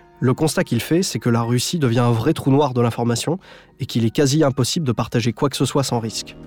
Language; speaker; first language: French; native; French